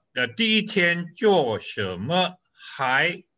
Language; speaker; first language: Chinese; non-native, learner; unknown